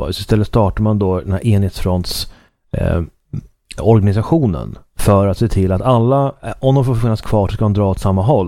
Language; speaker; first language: Swedish; native; Swedish